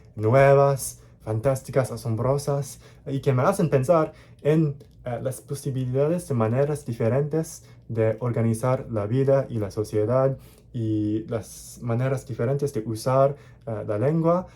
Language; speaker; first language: Spanish; non-native, learner; English